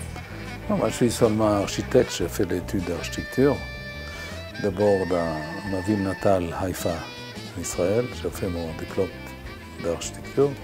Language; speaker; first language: French; non-native, fluent; Hebrew